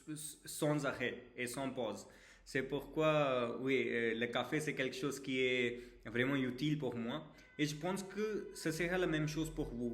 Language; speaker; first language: French; non-native, learner; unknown